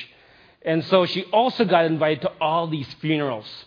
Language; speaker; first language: English; non-native, local second language; Filipino